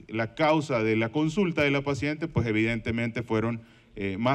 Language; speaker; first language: Spanish; native; Spanish